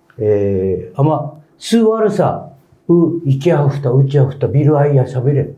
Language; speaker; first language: Turkish; non-native, learner; Japanese